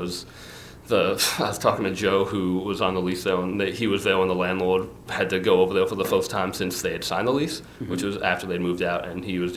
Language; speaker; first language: English; native; English